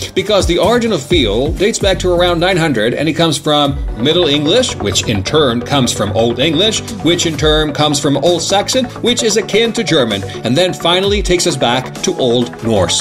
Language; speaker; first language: English; non-native, fluent; Italian